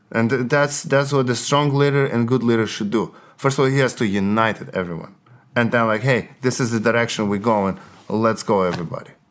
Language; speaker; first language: English; non-native, fluent; Ukrainian